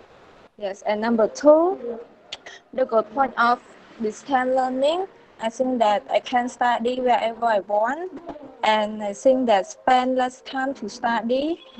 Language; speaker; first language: English; non-native, learner; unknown